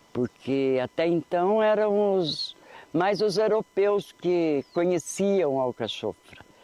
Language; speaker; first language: Portuguese; native; Portuguese